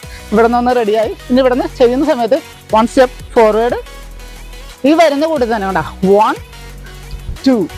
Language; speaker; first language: Malayalam; native; Malayalam